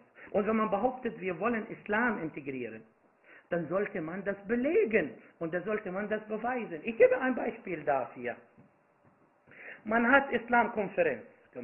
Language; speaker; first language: German; non-native, fluent; Arabic